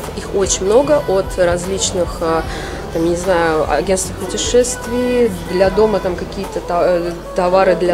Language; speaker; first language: Russian; native; Russian